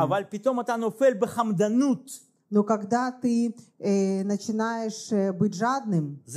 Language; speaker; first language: Russian; native; Russian